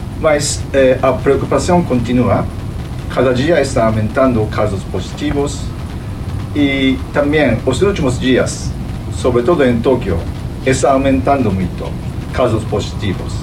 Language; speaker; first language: Portuguese; non-native, fluent; Japanese